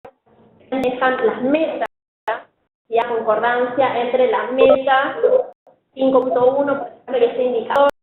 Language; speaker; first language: Spanish; native; Spanish